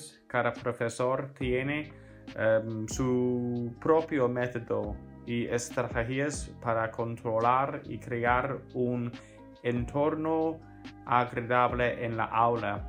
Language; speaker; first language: Spanish; non-native, fluent; English